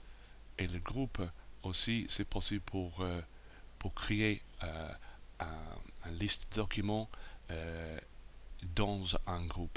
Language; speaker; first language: French; non-native, learner; English